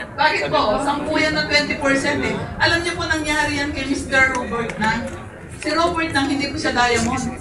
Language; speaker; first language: Filipino; native; Filipino